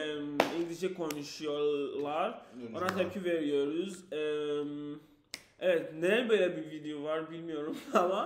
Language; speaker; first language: Turkish; non-native, learner; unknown